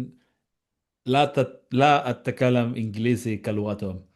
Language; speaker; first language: Arabic; non-native, learner; Spanish